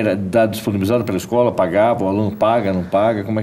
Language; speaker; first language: Portuguese; native; Portuguese